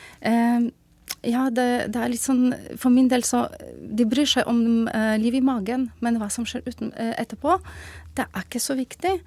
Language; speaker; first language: Norwegian; non-native, fluent; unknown